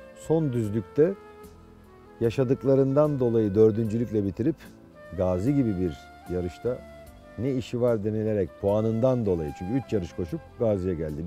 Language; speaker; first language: Turkish; native; Turkish